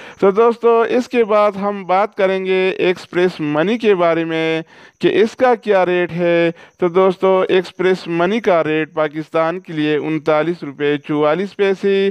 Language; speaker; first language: Urdu; non-native, local second language; Pashto